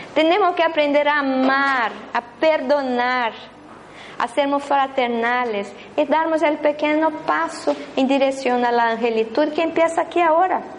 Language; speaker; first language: Spanish; non-native, fluent; Portuguese